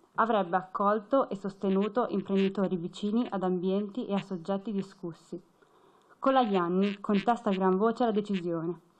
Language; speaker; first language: Italian; native; Italian